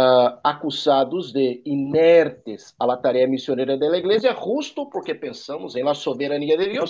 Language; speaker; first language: Spanish; non-native, fluent; Portuguese